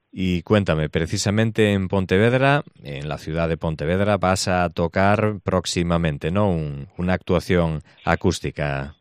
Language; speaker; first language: Spanish; native; Spanish